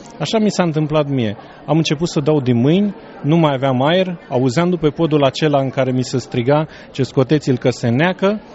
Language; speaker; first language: Romanian; native; Romanian